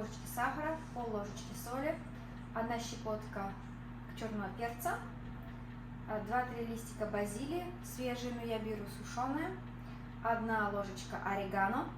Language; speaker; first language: Russian; native; Russian